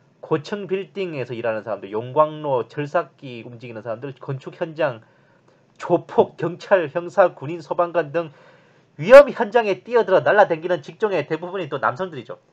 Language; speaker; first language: Korean; native; Korean